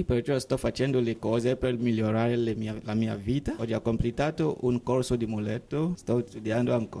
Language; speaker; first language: Italian; non-native, learner; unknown